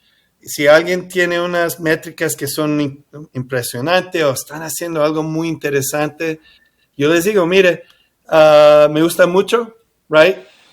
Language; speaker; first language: Spanish; early bilingual, heritage; English